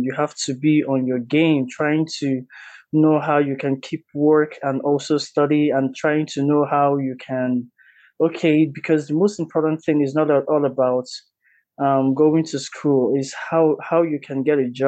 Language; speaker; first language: English; non-native, local second language; Igbo